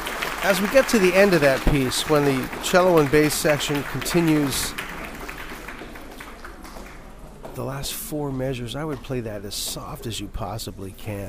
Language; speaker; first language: English; native; English